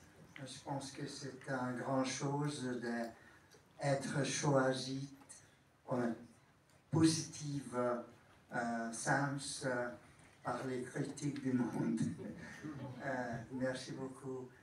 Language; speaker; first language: French; non-native, fluent; Hungarian